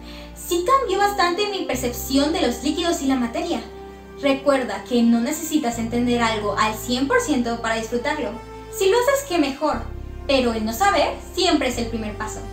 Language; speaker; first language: Spanish; native; Spanish